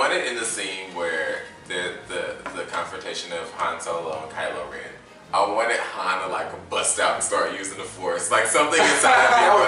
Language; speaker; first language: English; native; English